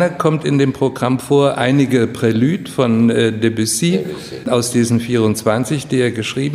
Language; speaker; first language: German; native; German